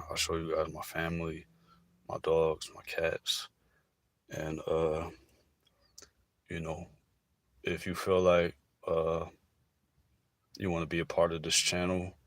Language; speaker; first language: English; native; English